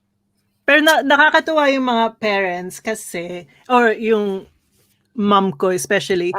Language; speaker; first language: Filipino; early bilingual, heritage; Swedish